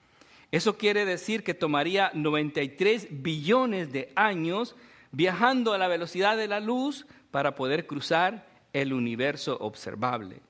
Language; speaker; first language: Spanish; native; Spanish